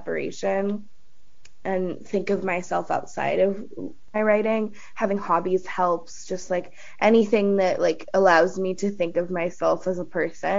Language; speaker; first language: English; native; English